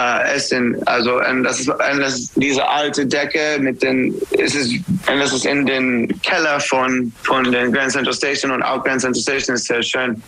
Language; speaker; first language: German; non-native, learner; English